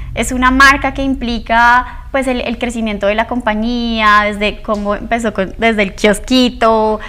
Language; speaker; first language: Spanish; native; Spanish